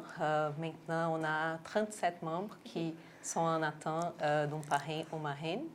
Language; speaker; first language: French; non-native, local second language; English